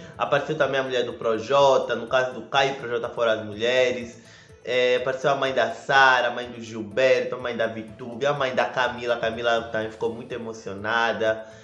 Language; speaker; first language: Portuguese; native; Portuguese